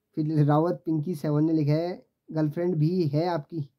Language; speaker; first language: Hindi; native; Hindi